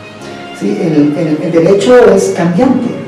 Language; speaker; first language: Spanish; native; Spanish